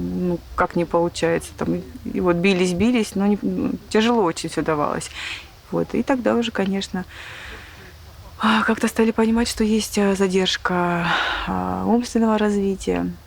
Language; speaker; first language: Russian; native; Russian